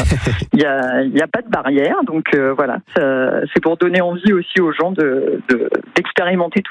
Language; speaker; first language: French; native; French